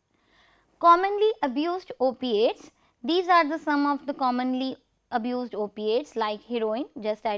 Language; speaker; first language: English; non-native, local second language; Hindi